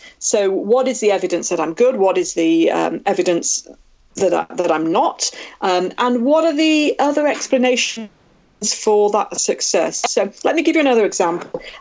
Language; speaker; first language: English; native; English